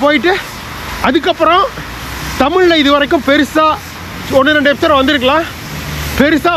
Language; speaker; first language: English; non-native, local second language; Tamil